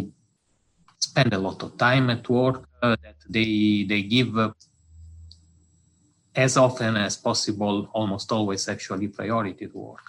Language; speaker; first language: English; non-native, fluent; Italian